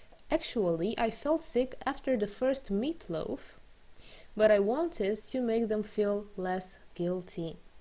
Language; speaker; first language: English; non-native, fluent; Romanian